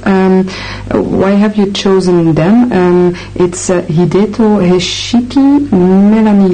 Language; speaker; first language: English; non-native, fluent; Dutch